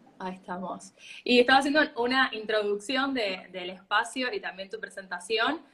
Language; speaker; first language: Spanish; native; Spanish